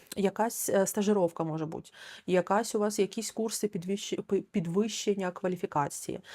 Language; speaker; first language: Ukrainian; non-native, local second language; Russian